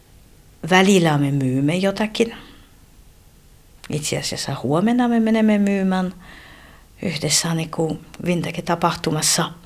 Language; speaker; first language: Finnish; non-native, fluent; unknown